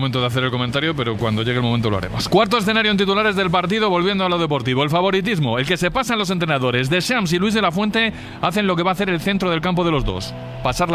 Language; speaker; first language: Spanish; native; Spanish